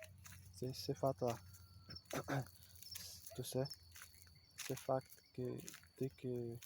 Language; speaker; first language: French; non-native, learner; Portuguese